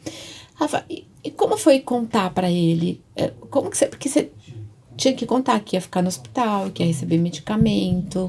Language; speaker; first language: Portuguese; native; Portuguese